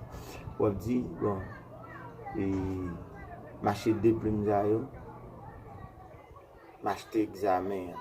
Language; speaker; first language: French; non-native, learner; Haitian Creole